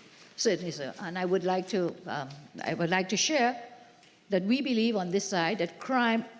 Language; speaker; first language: English; native; English